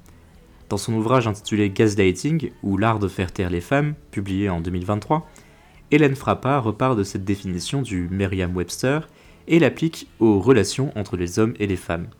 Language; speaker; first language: French; native; French